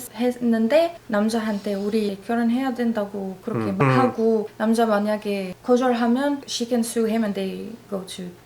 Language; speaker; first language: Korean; non-native, learner; Arabic